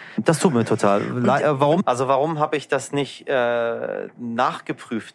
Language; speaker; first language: German; early bilingual, other home language; Persian